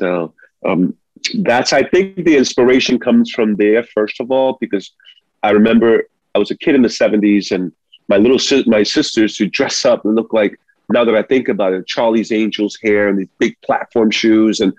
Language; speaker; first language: English; early bilingual, other home language; Spanish